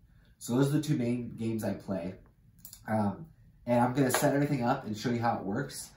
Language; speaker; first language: English; native; English